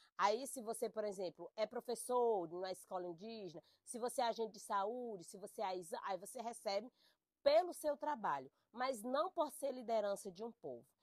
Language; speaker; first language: Portuguese; native; Portuguese